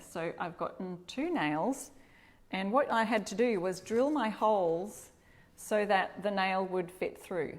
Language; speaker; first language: English; native; English